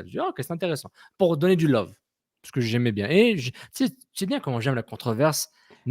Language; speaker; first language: French; native; French